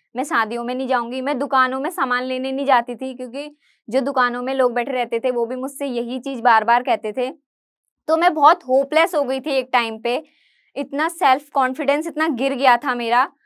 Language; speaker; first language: Hindi; native; Hindi